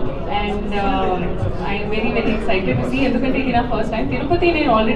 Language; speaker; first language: Telugu; non-native, learner; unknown